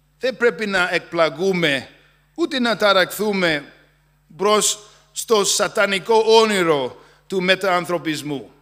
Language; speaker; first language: Greek; non-native, fluent; English